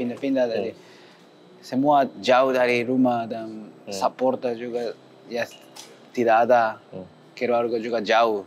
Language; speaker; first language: Indonesian; non-native, learner; Japanese